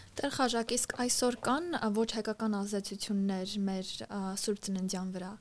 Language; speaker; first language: Armenian; native; Armenian